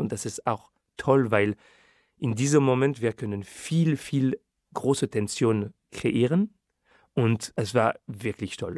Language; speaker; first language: German; non-native, fluent; French